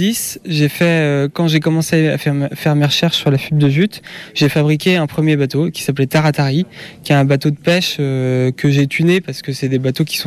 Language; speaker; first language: French; native; French